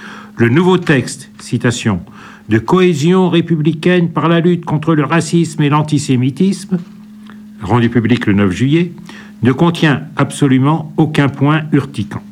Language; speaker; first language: French; native; French